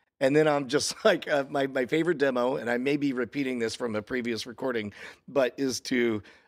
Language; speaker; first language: English; native; English